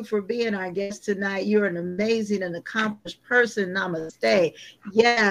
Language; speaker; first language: English; native; English